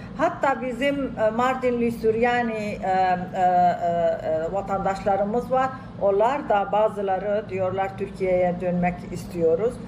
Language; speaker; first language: Turkish; non-native, fluent; Arabic